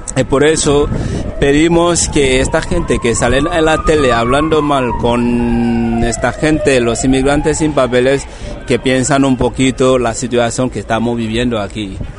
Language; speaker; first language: Spanish; non-native, fluent; Wolof